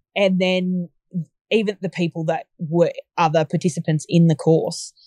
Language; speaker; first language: English; native; English